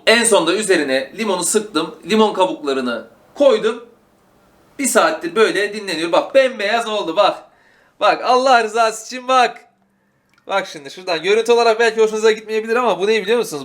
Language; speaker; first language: Turkish; native; Turkish